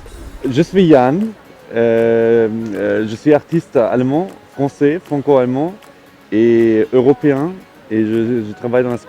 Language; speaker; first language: French; non-native, fluent; German